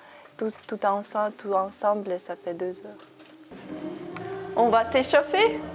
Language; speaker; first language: French; non-native, learner; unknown